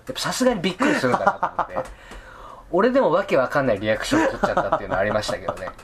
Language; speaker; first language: Japanese; native; Japanese